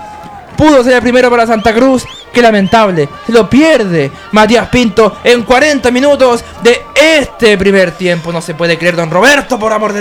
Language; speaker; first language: Spanish; native; Spanish